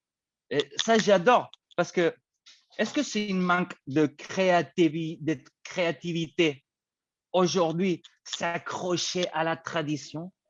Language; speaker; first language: French; non-native, fluent; Spanish